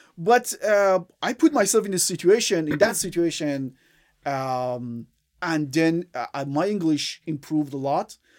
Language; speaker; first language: English; non-native, fluent; Persian